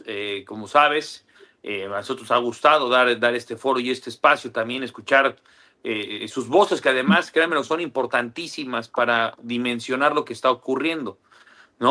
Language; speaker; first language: Spanish; native; Spanish